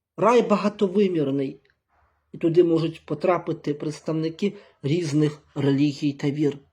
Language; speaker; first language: Ukrainian; native; Ukrainian